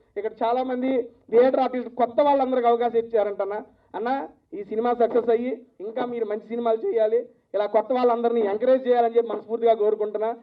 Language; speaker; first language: Telugu; native; Telugu